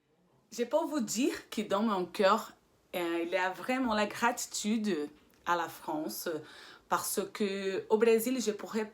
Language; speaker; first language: French; non-native, fluent; Portuguese